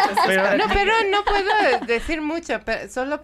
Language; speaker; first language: Spanish; non-native, learner; Persian